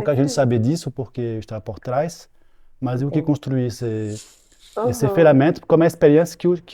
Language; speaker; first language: Portuguese; non-native, fluent; French